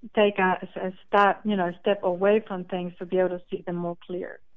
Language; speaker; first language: English; non-native, fluent; Spanish